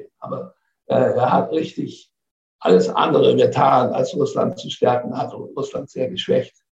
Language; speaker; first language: German; non-native, fluent; English